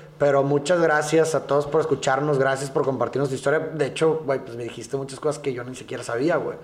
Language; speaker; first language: Spanish; native; Spanish